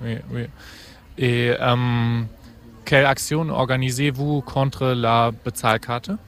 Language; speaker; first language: French; non-native, fluent; German